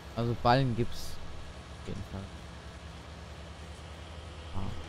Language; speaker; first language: German; native; German